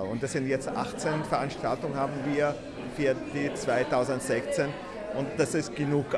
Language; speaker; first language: German; non-native, fluent; Arabic